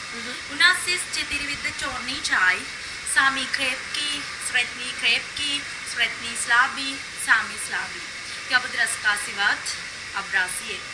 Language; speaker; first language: Russian; non-native, learner; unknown